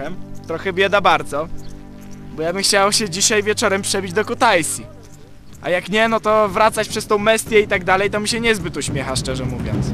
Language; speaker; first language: Polish; native; Polish